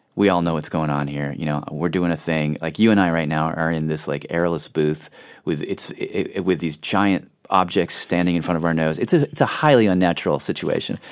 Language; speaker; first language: English; native; English